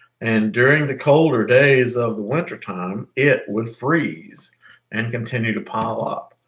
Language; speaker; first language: English; native; English